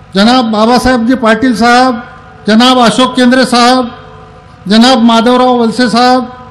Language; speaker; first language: Hindi; non-native, local second language; Marathi